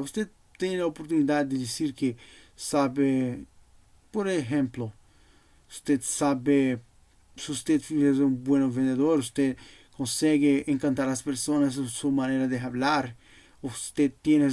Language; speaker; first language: Portuguese; non-native, learner; Spanish